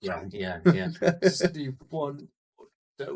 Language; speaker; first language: English; native; English